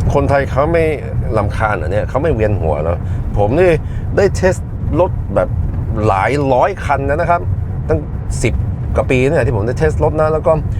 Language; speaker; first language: Thai; non-native, fluent; Norwegian